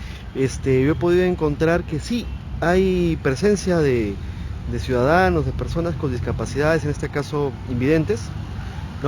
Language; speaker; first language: Spanish; native; Spanish